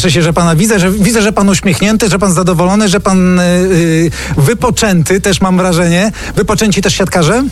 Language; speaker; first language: Polish; native; Polish